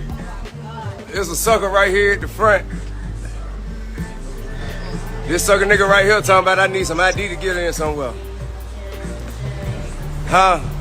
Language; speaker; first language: English; native; English